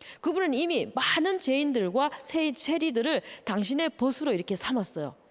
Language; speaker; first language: Korean; native; Korean